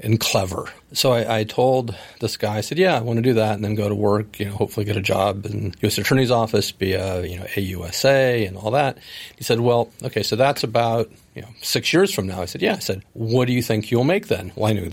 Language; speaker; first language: English; native; English